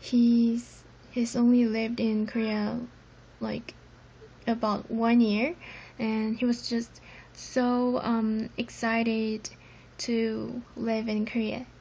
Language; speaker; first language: English; non-native, fluent; Korean